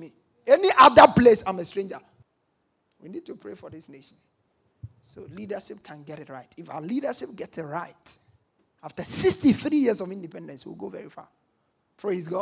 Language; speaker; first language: English; non-native, local second language; Akan